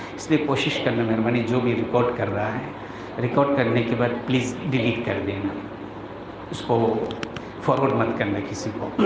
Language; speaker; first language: Urdu; non-native, local second language; Kashmiri